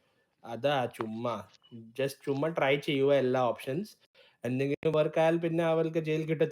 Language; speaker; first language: Malayalam; early bilingual, heritage; Malayalam